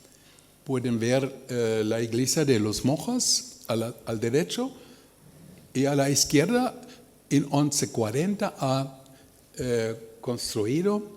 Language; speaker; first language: Spanish; non-native, learner; German